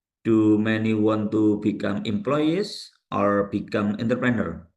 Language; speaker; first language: English; non-native, local second language; Indonesian